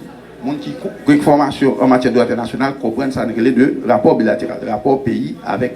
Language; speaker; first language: French; non-native, local second language; Haitian Creole